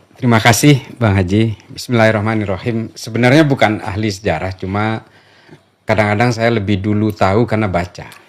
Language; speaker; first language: Indonesian; non-native, local second language; Madurese